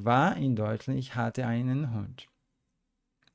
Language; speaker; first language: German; non-native, fluent; Portuguese